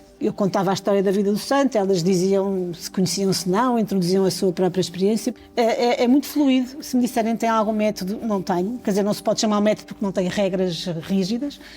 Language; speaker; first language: Portuguese; native; Portuguese